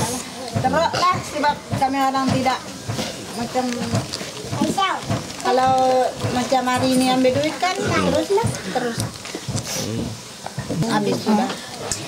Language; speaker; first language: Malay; non-native, local second language; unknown